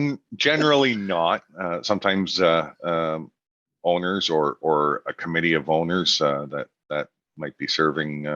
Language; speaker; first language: English; native; English